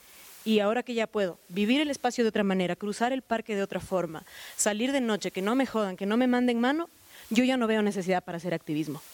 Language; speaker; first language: Spanish; native; Spanish